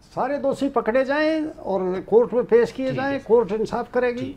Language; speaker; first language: Hindi; native; Hindi